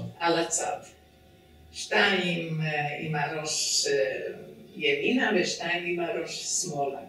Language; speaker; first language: Hebrew; non-native, fluent; Romanian